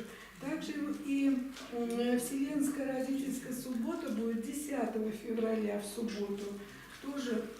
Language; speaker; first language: Russian; native; Russian